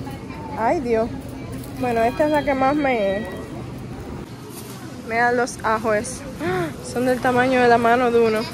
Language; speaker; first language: Spanish; native; Spanish